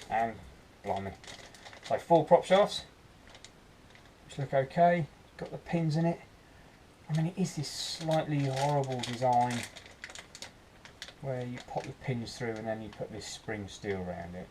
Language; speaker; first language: English; native; English